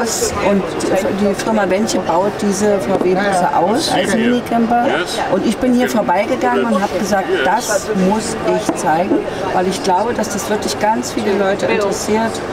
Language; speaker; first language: German; native; German